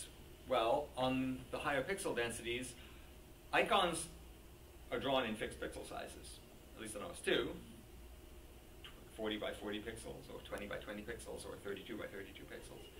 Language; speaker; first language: English; native; English